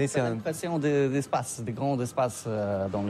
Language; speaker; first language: French; non-native, learner; Polish